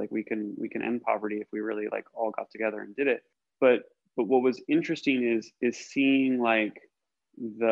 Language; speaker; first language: English; native; English